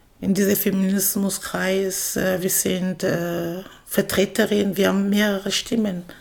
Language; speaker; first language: German; non-native, fluent; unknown